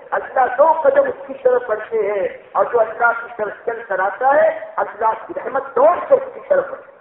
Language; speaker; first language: Urdu; native; Urdu